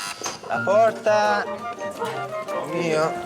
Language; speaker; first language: Italian; early bilingual, heritage; Italian